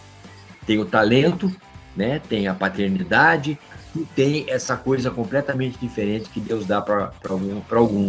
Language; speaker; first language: Portuguese; native; Portuguese